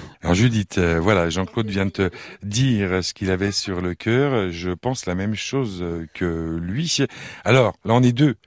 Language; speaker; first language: French; native; French